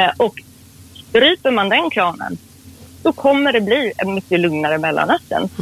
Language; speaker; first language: Swedish; early bilingual, other home language; Persian